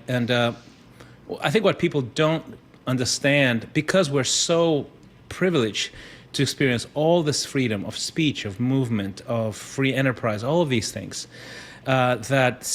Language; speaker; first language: English; non-native, fluent; Spanish